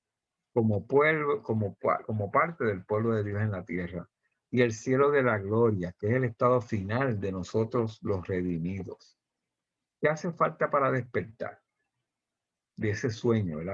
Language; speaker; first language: Spanish; native; Spanish